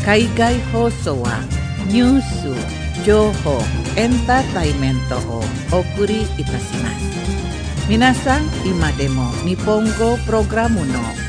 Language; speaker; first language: Japanese; non-native, fluent; Indonesian